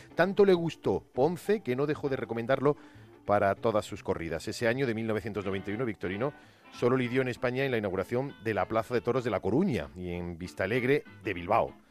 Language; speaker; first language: Spanish; native; Spanish